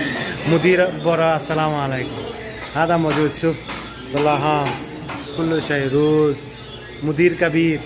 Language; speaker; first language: Arabic; non-native, learner; Bangla